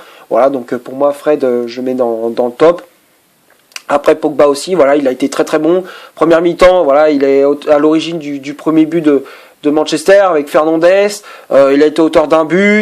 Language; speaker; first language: French; native; French